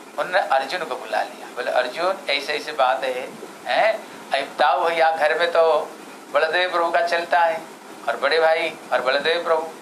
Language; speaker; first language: Hindi; non-native, local second language; Odia